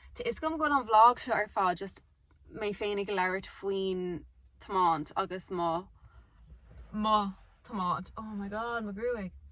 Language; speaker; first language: Irish; non-native, local second language; English